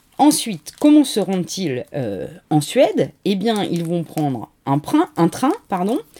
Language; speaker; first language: French; native; French